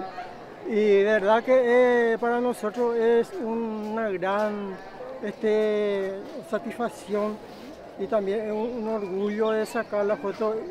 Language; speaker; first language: Spanish; non-native, local second language; Guarani